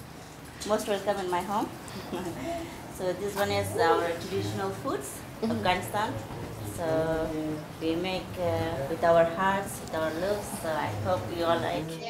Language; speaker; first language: English; non-native, learner; Persian